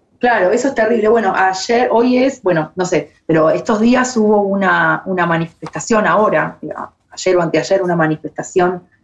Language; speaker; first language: Spanish; native; Spanish